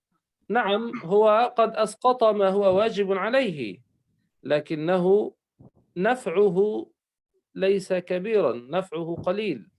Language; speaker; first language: Arabic; native; Arabic